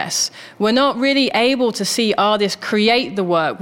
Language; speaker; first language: English; native; English